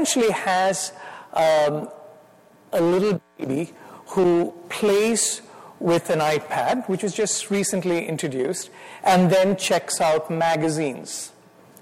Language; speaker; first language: English; non-native, local second language; Malayalam